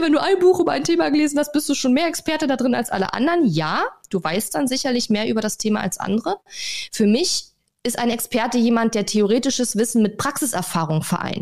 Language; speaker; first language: German; native; German